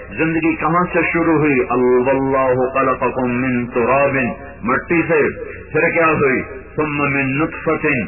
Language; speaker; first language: Urdu; non-native, local second language; Punjabi